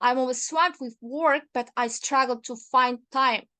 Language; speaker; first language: English; non-native, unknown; Kazakh